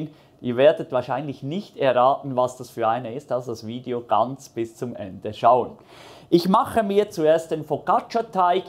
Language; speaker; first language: German; native; German